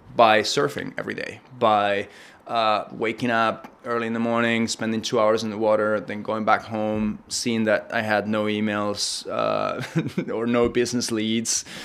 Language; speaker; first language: English; non-native, fluent; Spanish